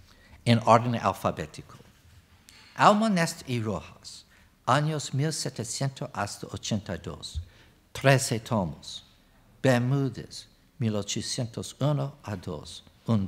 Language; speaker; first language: Spanish; non-native, fluent; English